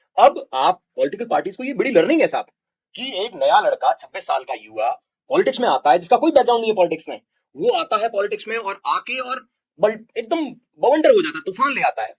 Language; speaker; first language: Hindi; non-native, local second language; Rajasthani